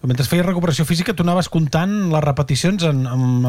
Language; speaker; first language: Catalan; native; Catalan